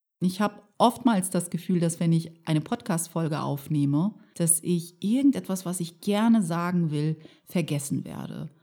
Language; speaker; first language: German; early bilingual, other home language; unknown